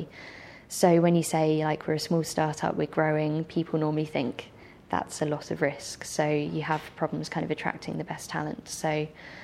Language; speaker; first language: English; native; English